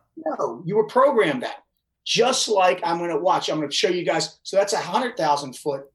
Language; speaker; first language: English; native; English